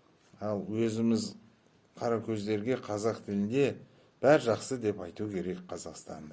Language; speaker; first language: Kazakh; non-native, local second language; Russian